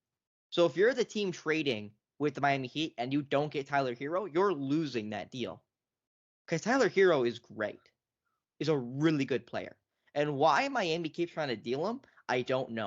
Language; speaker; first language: English; native; English